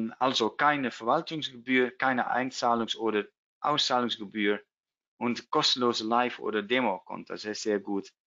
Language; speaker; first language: German; non-native, learner; Dutch